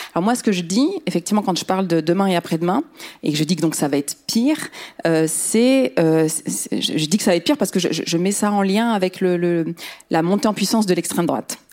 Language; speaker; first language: French; early bilingual, other home language; Riffian